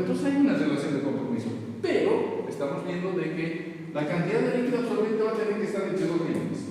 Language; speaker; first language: Spanish; native; Spanish